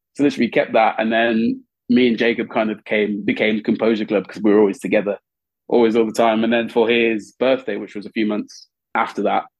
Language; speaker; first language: English; native; English